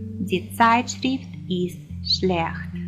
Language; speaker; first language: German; non-native, fluent; Ukrainian